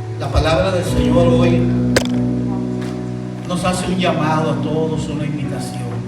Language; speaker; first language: Spanish; native; Spanish